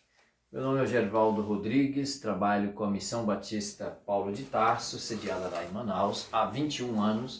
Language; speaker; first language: Portuguese; native; Portuguese